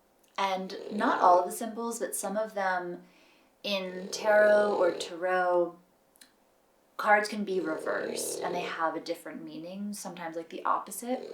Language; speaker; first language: English; native; English